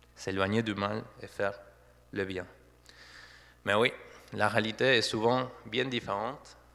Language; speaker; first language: French; non-native, fluent; Spanish